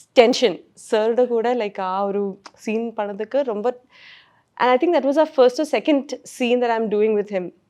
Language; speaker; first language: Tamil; non-native, learner; Malayalam